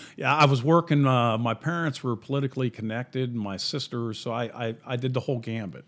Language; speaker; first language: English; native; English